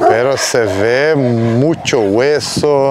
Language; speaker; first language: Spanish; non-native, learner; Portuguese